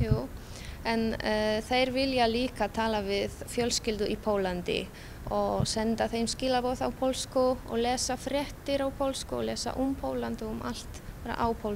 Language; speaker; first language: Icelandic; non-native, fluent; Polish